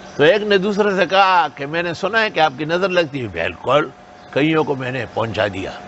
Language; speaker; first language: Urdu; non-native, local second language; Pashto